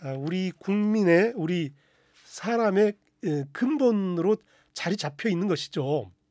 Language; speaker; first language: Korean; native; Korean